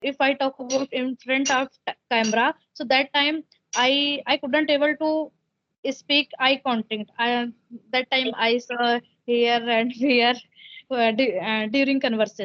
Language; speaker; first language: English; non-native, local second language; Hindi